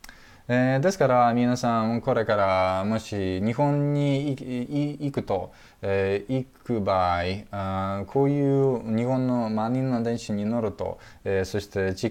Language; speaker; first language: Japanese; non-native, fluent; Russian